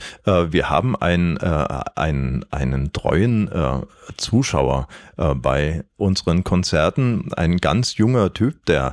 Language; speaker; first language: German; native; German